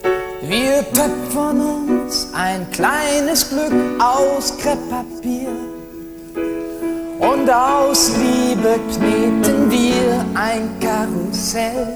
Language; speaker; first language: German; native; German